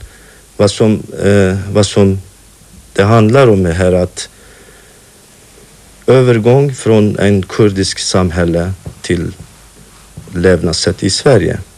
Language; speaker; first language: Swedish; non-native, fluent; Kurdish